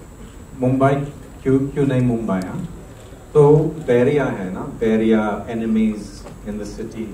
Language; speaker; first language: Hindi; non-native, fluent; English